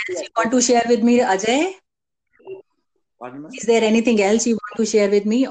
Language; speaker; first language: English; non-native, local second language; Hindi